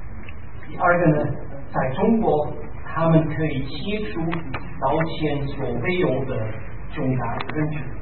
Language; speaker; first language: Chinese; non-native, fluent; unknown